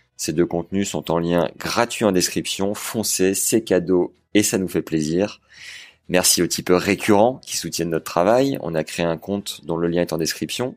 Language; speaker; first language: French; native; French